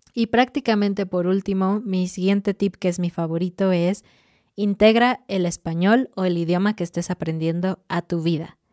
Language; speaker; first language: Spanish; native; Spanish